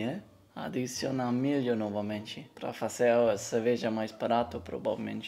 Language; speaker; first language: Portuguese; non-native, learner; German